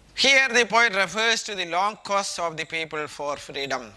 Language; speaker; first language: English; non-native, local second language; Malayalam